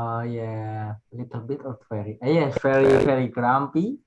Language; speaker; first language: English; non-native, learner; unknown